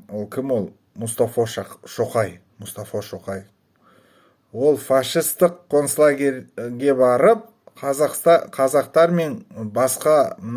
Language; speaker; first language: Kazakh; non-native, local second language; Russian